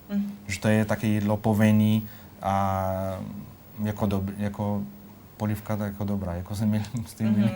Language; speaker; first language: Czech; non-native, fluent; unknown